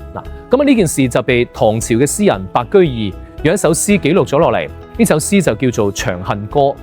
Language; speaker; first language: Cantonese; native; Cantonese